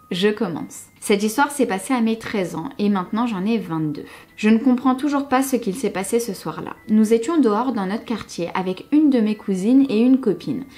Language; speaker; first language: French; native; French